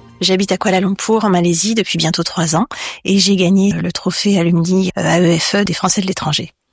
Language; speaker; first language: French; early bilingual, heritage; French